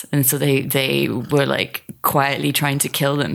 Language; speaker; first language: English; native; English